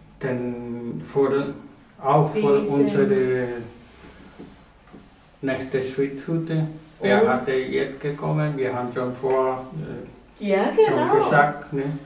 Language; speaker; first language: German; non-native, learner; Spanish